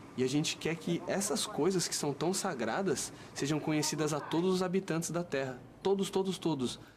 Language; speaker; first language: Portuguese; native; Portuguese